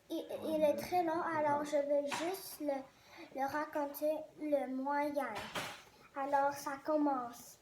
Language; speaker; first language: French; non-native, learner; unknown